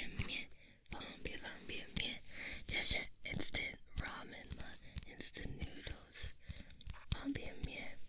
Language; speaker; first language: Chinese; early bilingual, heritage; Chinese